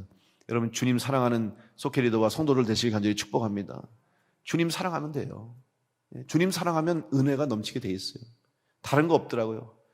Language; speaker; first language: Korean; native; Korean